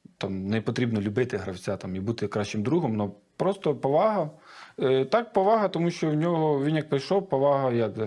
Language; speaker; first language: Ukrainian; native; Ukrainian